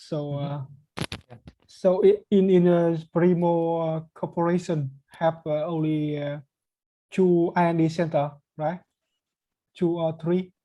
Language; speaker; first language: English; non-native, learner; Vietnamese